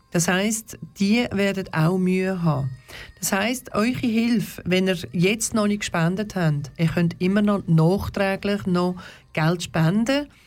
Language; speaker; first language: German; early bilingual, other home language; Turkish